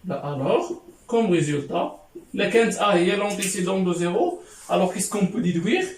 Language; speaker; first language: French; non-native, local second language; Arabic